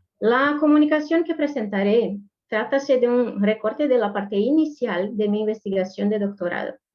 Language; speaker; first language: Spanish; non-native, fluent; Portuguese